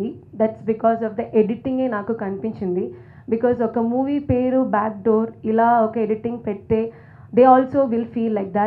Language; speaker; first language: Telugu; non-native, learner; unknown